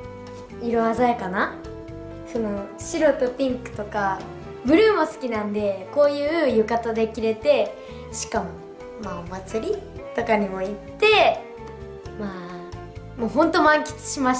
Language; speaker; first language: Japanese; native; Japanese